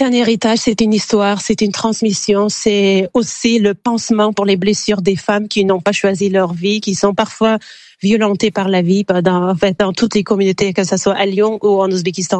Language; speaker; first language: French; non-native, fluent; Uzbek